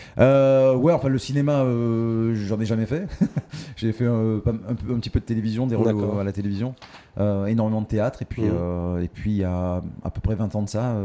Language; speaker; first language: French; native; French